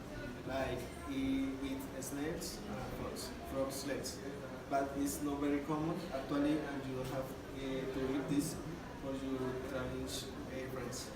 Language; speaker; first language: English; non-native, learner; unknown